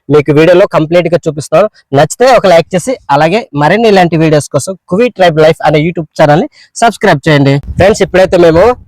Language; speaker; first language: Telugu; non-native, local second language; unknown